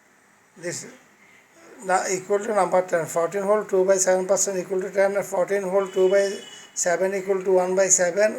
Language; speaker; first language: English; non-native, fluent; Bangla